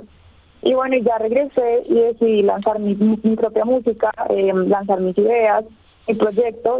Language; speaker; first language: Spanish; native; Spanish